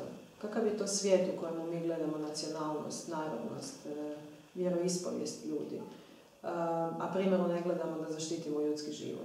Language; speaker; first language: Croatian; native; Croatian